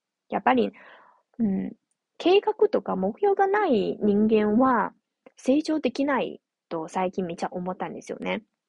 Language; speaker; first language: Japanese; non-native, fluent; Chinese